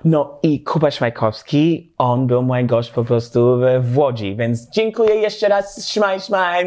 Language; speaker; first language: Polish; non-native, learner; English